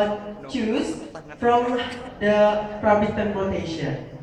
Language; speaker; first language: English; non-native, learner; Indonesian